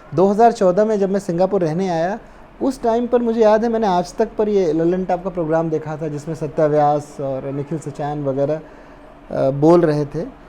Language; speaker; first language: Hindi; native; Hindi